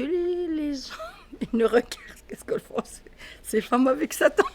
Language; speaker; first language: French; non-native, learner; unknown